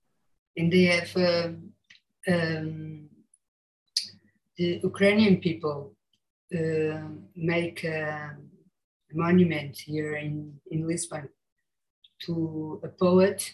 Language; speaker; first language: English; non-native, learner; Portuguese